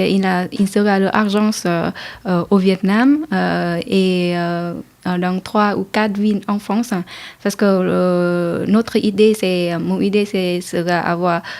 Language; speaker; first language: French; non-native, learner; Vietnamese